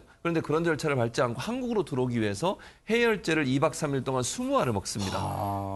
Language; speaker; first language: Korean; native; Korean